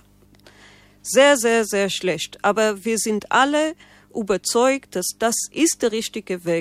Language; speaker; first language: German; non-native, fluent; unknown